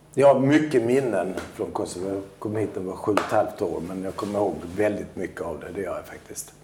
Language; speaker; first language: Swedish; early bilingual, other home language; Albanian